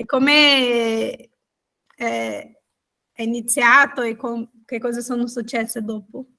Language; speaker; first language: Italian; non-native, fluent; Portuguese